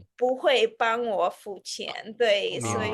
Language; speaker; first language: Chinese; non-native, fluent; Russian